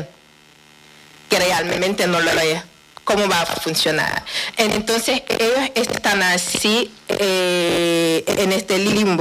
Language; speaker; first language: Spanish; non-native, fluent; Wolof